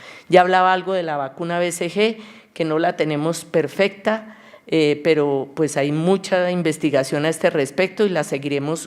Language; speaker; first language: Spanish; native; Spanish